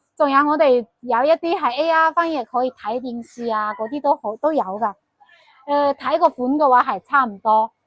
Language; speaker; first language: Cantonese; non-native, local second language; Chinese